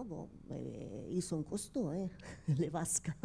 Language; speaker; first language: French; non-native, fluent; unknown